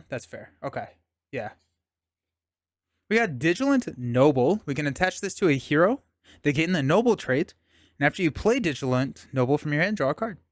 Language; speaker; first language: English; native; English